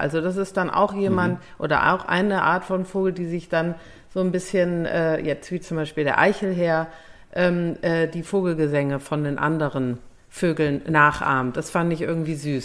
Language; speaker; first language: German; native; German